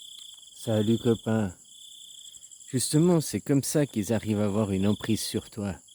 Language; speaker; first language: French; native; French